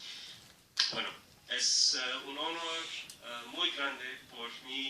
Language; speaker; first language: Spanish; non-native, learner; English